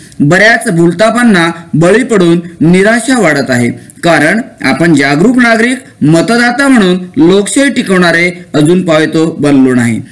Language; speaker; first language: Marathi; non-native, local second language; Lambadi